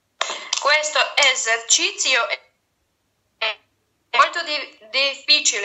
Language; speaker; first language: Italian; non-native, learner; Russian